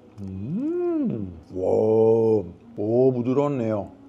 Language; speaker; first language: Korean; non-native, learner; Italian